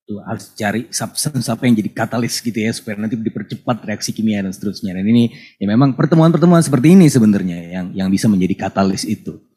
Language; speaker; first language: Indonesian; native; Indonesian